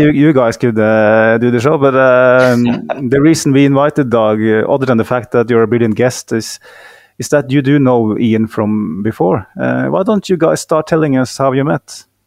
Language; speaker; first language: English; non-native, fluent; Norwegian